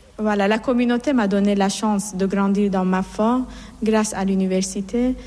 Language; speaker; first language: French; non-native, fluent; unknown